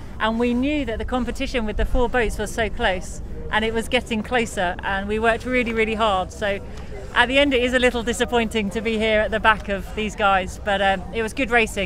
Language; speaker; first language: English; native; English